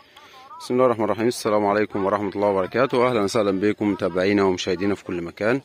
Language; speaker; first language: Arabic; native; Arabic